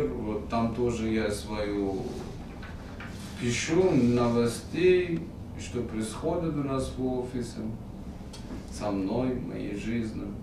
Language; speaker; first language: Russian; non-native, fluent; Persian